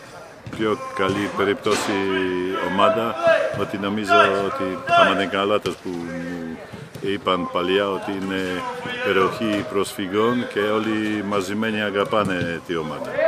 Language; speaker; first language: Greek; non-native, fluent; Polish